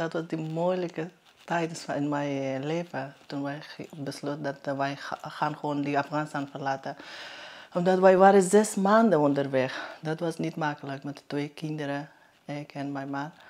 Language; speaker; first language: Dutch; non-native, learner; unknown